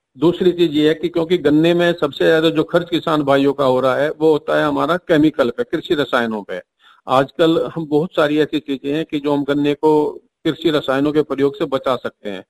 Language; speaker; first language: Hindi; native; Hindi